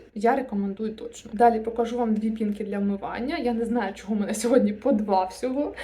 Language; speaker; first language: Ukrainian; non-native, local second language; Russian